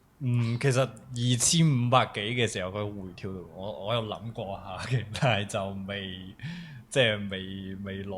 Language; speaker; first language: Cantonese; native; Cantonese